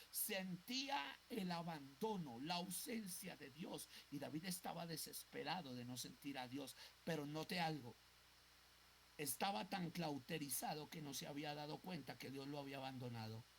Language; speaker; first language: Spanish; native; Spanish